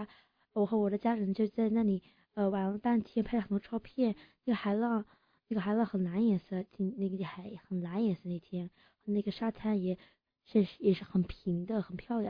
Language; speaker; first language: Chinese; early bilingual, heritage; English